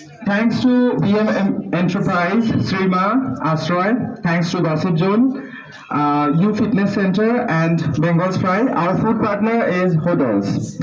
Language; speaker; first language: English; non-native, local second language; Bangla